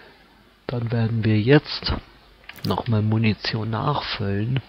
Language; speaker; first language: German; native; German